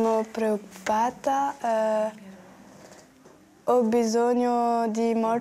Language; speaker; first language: Italian; non-native, learner; French